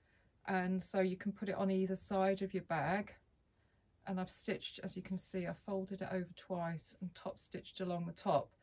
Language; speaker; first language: English; native; English